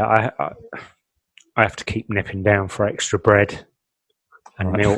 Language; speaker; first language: English; native; English